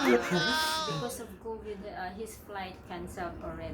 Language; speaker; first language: English; non-native, local second language; Filipino